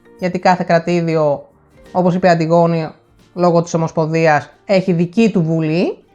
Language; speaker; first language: Greek; early bilingual, heritage; Greek